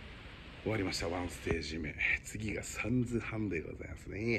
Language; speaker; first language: Japanese; native; Japanese